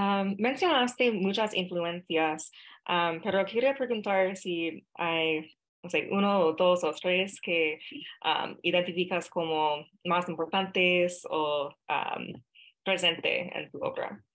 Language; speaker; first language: Spanish; non-native, fluent; English